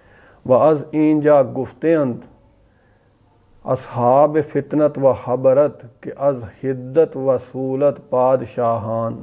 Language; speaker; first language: Persian; non-native, fluent; Urdu